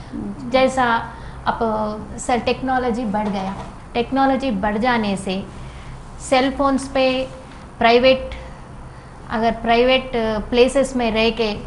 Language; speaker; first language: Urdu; non-native, local second language; Telugu